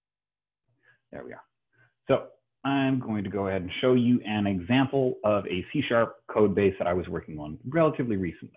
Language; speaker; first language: English; native; English